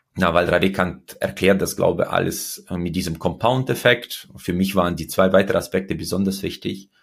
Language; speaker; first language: German; early bilingual, other home language; Russian